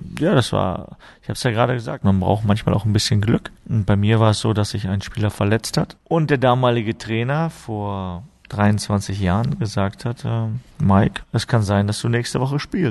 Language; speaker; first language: German; native; German